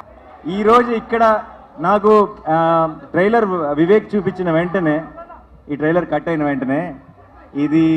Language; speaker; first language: Telugu; native; Telugu